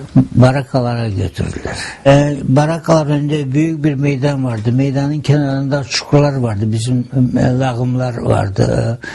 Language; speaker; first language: Turkish; non-native, fluent; Ukrainian